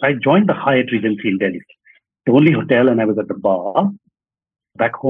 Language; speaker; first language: English; non-native, local second language; Nepali